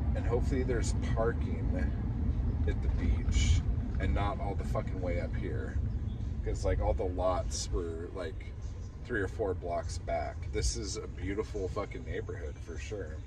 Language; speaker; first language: English; native; English